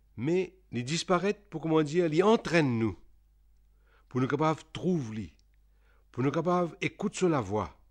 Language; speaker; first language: French; non-native, local second language; Réunion Creole French